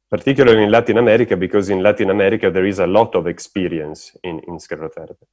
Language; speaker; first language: English; non-native, fluent; Italian